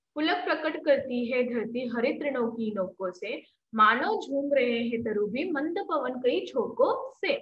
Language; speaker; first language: Hindi; non-native, local second language; Marathi